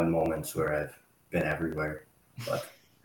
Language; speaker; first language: English; native; English